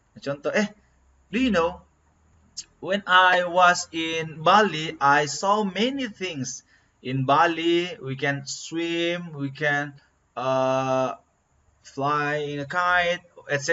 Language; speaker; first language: English; non-native, learner; Indonesian